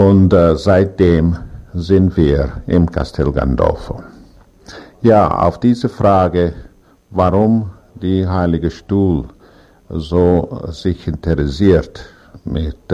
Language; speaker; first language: German; non-native, learner; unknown